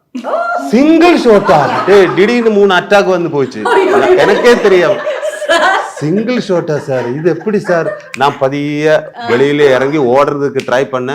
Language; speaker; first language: Tamil; non-native, learner; Malayalam